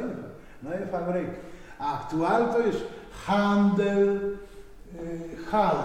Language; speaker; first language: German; non-native, learner; Polish